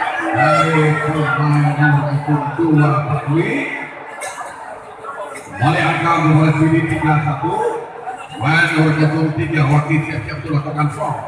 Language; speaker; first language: Indonesian; non-native, local second language; Achinese